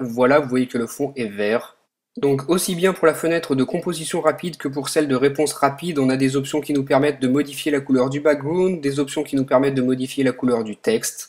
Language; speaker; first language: French; native; French